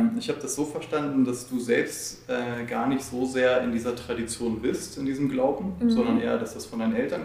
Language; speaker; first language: German; native; German